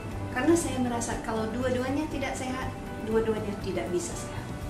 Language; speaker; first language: Indonesian; non-native, fluent; English